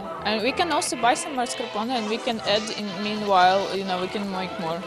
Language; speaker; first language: English; non-native, fluent; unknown